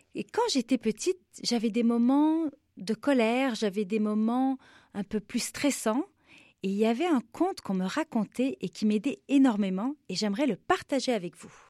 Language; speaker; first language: French; non-native, local second language; Arabic